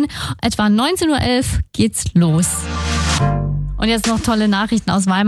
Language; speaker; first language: German; native; German